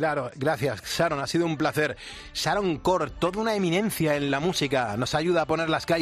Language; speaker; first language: Spanish; native; Spanish